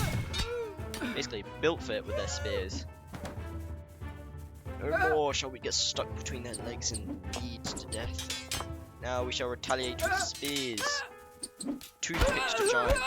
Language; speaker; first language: English; native; English